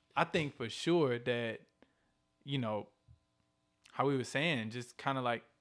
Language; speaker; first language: English; native; English